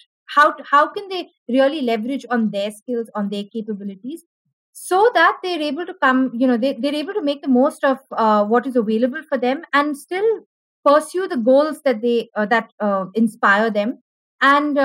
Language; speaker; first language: English; non-native, local second language; Malayalam